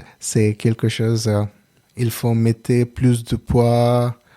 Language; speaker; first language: French; non-native, learner; Telugu